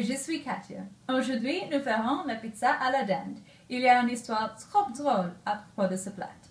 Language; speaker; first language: French; non-native, learner; English